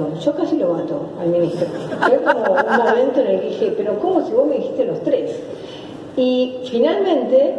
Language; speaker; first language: Spanish; native; Spanish